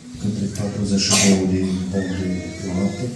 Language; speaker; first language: Romanian; non-native, learner; Russian